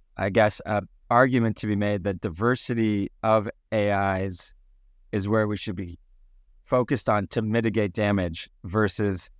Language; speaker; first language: English; native; English